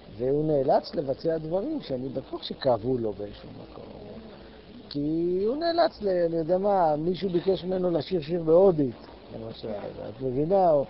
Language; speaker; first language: Hebrew; native; Hebrew